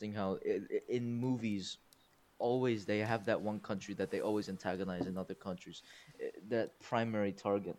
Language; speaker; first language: English; non-native, fluent; Korean